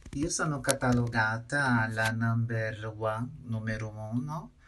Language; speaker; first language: Italian; non-native, fluent; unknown